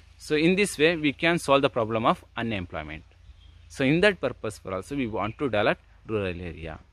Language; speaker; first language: English; non-native, local second language; Kannada